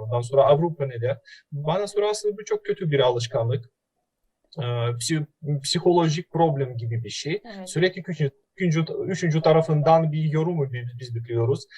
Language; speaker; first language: Turkish; non-native, fluent; Russian